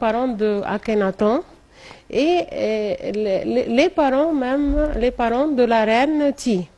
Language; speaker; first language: French; non-native, fluent; Arabic